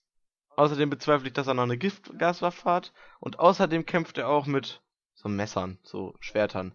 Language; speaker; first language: German; native; German